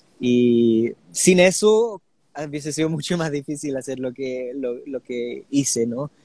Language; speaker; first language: Spanish; early bilingual, heritage; Spanish